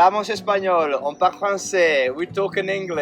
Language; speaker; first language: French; non-native, fluent; Spanish